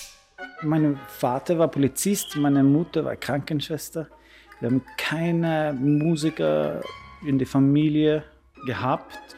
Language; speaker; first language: German; non-native, fluent; Swedish